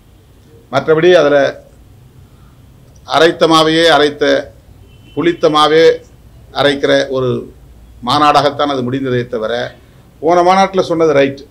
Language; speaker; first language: Tamil; native; Tamil